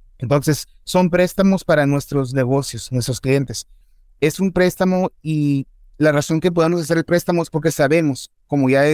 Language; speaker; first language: Spanish; early bilingual, heritage; Spanish